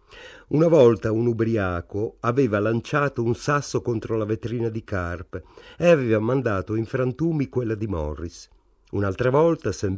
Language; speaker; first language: Italian; native; Italian